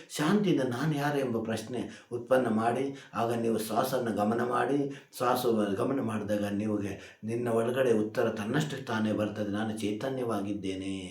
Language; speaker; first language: Kannada; non-native, local second language; Hindi